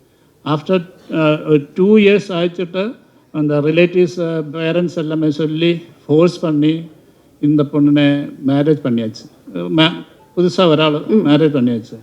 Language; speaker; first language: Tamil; non-native, learner; Malayalam